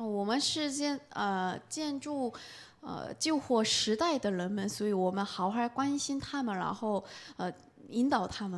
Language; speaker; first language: Chinese; non-native, fluent; Korean